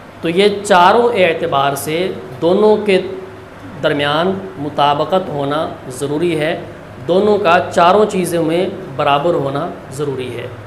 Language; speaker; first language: Urdu; native; Urdu